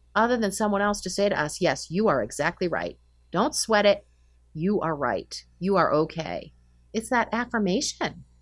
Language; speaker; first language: English; native; English